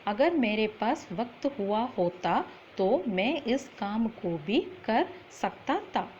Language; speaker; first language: Hindi; non-native, local second language; Tamil